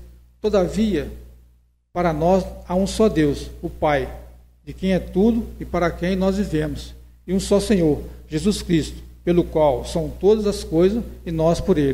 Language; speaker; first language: Portuguese; native; Portuguese